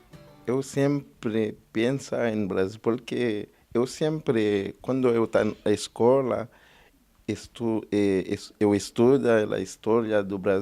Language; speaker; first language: Portuguese; non-native, learner; Haitian Creole